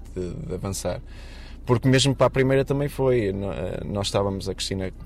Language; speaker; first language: Portuguese; native; Portuguese